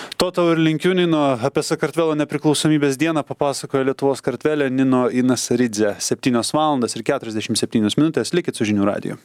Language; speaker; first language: Lithuanian; native; Lithuanian